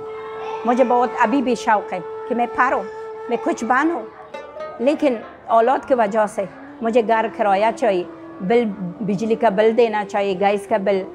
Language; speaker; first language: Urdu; non-native, fluent; Persian